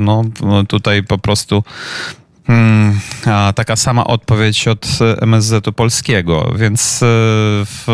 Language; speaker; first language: Polish; non-native, fluent; Ukrainian